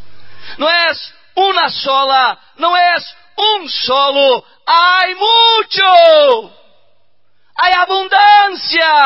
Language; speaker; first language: Spanish; non-native, learner; Portuguese